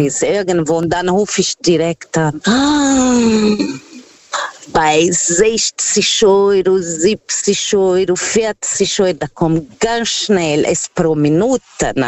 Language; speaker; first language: German; non-native, learner; Portuguese